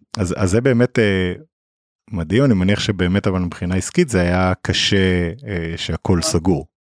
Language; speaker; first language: Hebrew; native; Hebrew